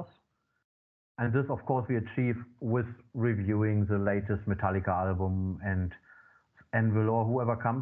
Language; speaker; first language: English; non-native, fluent; German